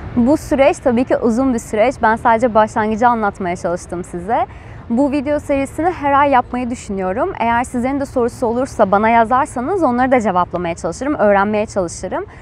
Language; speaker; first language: Turkish; native; Turkish